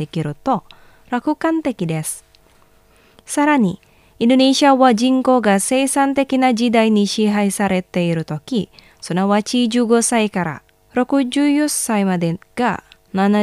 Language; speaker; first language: Japanese; non-native, fluent; Indonesian